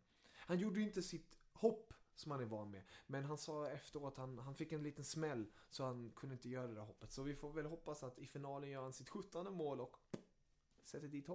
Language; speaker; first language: Swedish; early bilingual, other home language; German